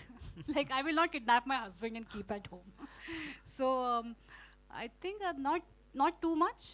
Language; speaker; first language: Telugu; non-native, fluent; Hindi